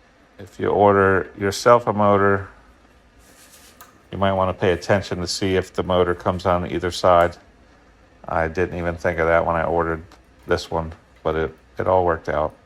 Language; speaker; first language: English; native; English